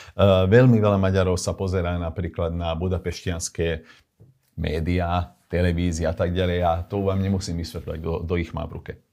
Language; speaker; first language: Slovak; non-native, local second language; Hungarian